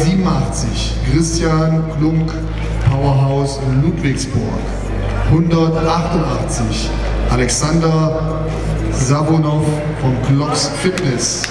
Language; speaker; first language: German; native; German